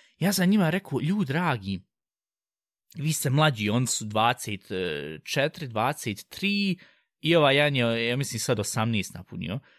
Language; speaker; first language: Bosnian; early bilingual, heritage; Bosnian